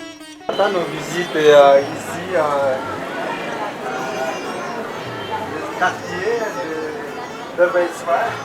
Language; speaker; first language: French; non-native, learner; Sherpa